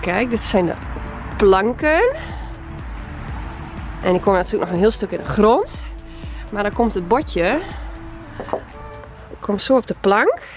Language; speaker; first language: Dutch; native; Dutch